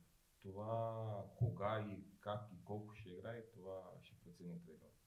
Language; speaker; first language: Bulgarian; non-native, fluent; Romanian